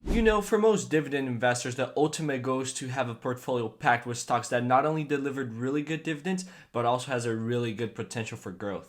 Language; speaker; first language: English; non-native, fluent; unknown